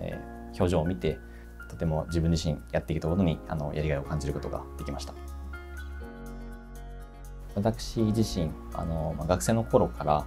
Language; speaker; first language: Japanese; native; Japanese